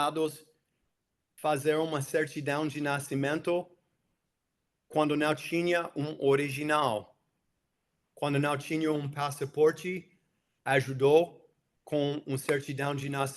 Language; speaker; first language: Portuguese; non-native, fluent; English